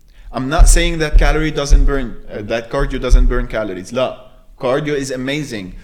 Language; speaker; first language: English; non-native, local second language; Arabic